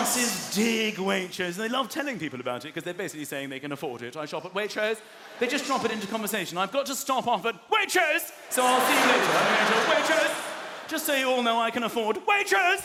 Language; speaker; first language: English; native; English